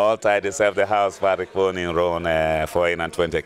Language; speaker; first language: Dutch; non-native, fluent; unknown